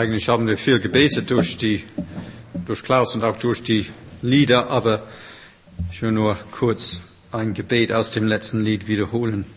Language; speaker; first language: German; non-native, fluent; English